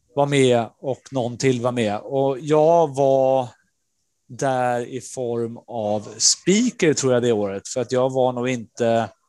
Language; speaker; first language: Swedish; early bilingual, other home language; Spanish